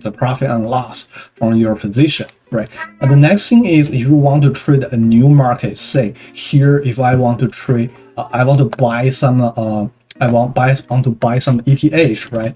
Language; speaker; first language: English; non-native, fluent; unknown